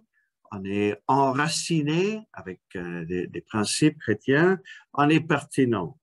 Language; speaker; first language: French; non-native, fluent; English